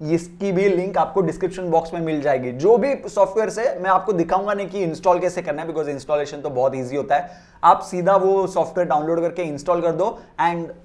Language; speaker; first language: Hindi; non-native, local second language; Marathi